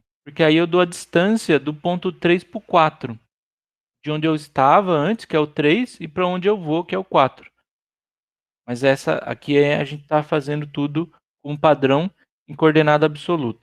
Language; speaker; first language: Portuguese; native; Portuguese